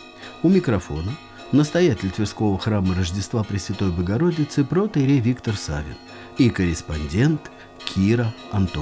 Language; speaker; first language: Russian; native; Russian